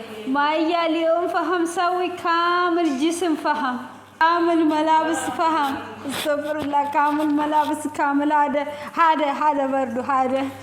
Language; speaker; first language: Arabic; non-native, learner; Amharic